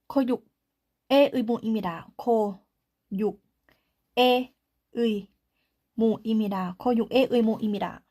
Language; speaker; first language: Korean; non-native, learner; Thai